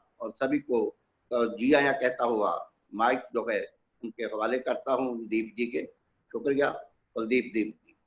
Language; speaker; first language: Hindi; non-native, local second language; Punjabi